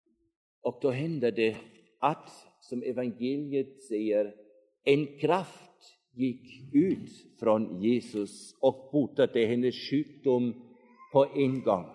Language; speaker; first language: Swedish; non-native, fluent; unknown